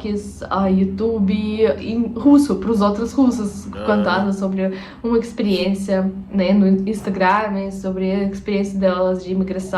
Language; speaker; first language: Portuguese; non-native, fluent; Russian